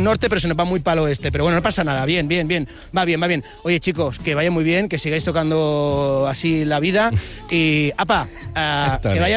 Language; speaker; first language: Spanish; native; Spanish